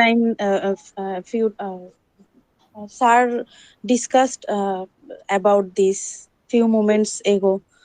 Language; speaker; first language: English; non-native, learner; Bangla